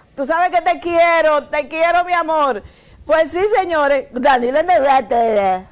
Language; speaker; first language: Spanish; native; Spanish